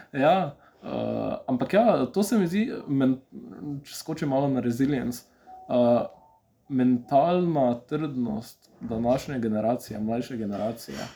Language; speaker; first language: Slovenian; early bilingual, other home language; Serbian